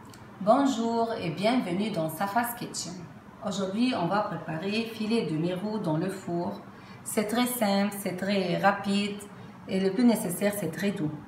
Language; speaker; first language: French; non-native, fluent; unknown